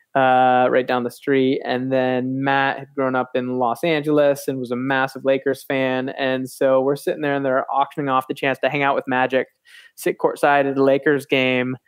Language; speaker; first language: English; native; English